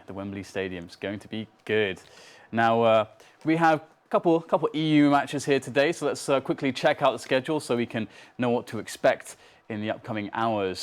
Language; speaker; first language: English; native; English